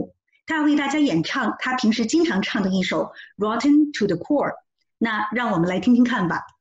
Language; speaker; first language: Chinese; native; Chinese